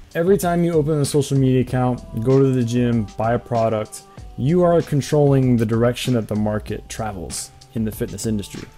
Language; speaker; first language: English; native; English